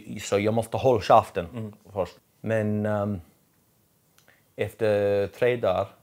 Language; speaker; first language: Swedish; non-native, learner; English